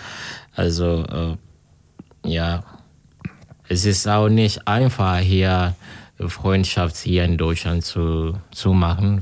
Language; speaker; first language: German; non-native, learner; Kinyarwanda